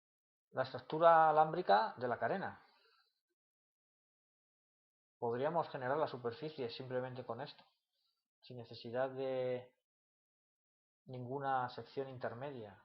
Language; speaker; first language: Spanish; native; Spanish